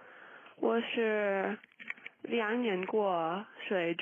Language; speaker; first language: Chinese; non-native, learner; English